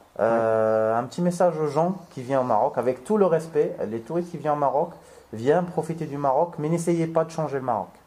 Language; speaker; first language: French; non-native, local second language; Arabic